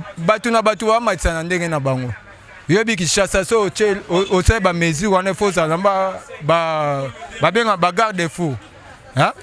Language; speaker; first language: Lingala; native; Lingala